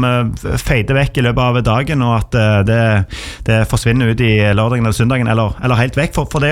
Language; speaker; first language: Norwegian; native; Norwegian